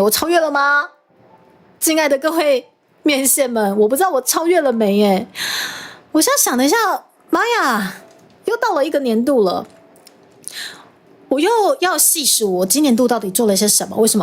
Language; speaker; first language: Chinese; native; Chinese